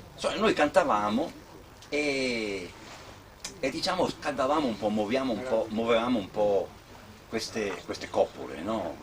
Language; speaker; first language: Italian; non-native, local second language; Sicilian